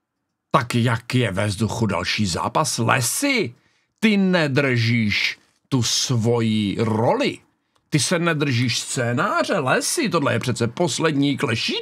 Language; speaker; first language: Czech; native; Czech